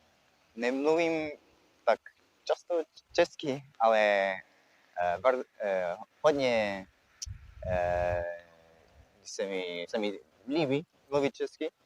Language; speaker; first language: Czech; non-native, fluent; French